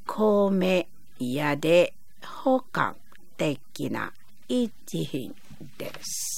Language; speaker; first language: Japanese; non-native, fluent; Indonesian